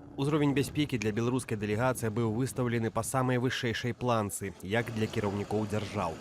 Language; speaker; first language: Belarusian; native; Belarusian